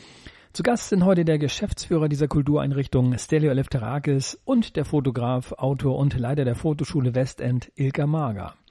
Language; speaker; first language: German; native; German